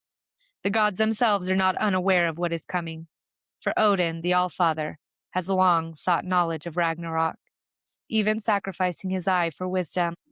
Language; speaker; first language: English; native; English